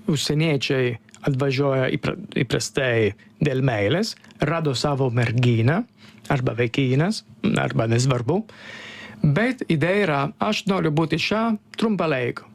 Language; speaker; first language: Lithuanian; non-native, fluent; Italian